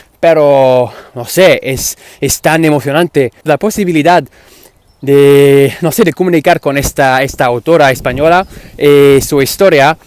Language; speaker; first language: Spanish; non-native, fluent; English